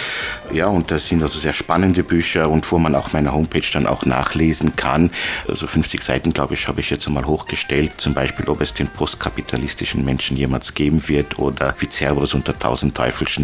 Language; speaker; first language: German; non-native, fluent; Luxembourgish